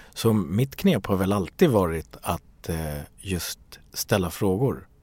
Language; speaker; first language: Swedish; early bilingual, other home language; Bangla